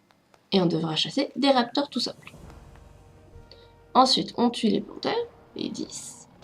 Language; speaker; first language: French; native; French